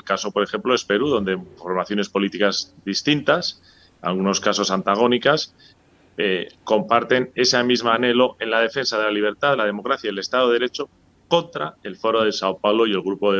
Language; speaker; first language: Spanish; native; Spanish